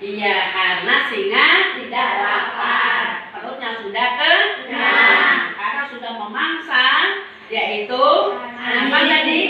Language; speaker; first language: Indonesian; native; Indonesian